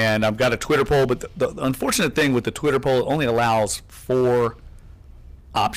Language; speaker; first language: English; native; English